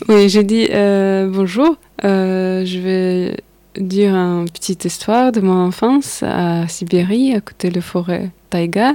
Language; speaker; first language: French; non-native, learner; Russian